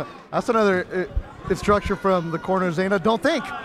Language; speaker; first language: English; native; English